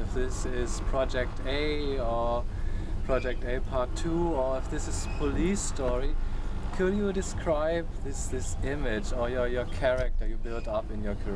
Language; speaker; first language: English; non-native, fluent; German